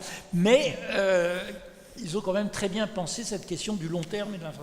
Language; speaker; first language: French; native; French